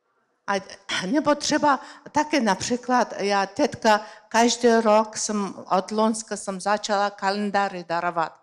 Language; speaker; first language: Czech; non-native, learner; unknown